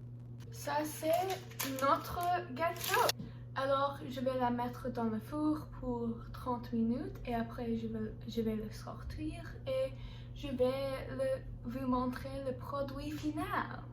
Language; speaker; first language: French; non-native, learner; English